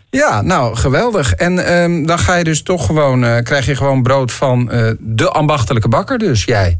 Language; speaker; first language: Dutch; native; Dutch